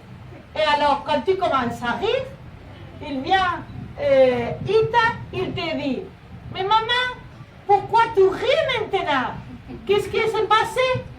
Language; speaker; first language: French; non-native, learner; Spanish